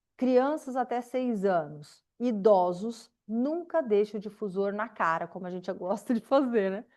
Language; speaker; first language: Portuguese; native; Portuguese